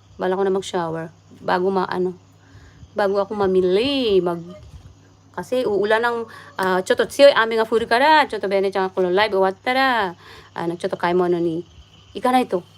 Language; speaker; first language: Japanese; non-native, learner; Filipino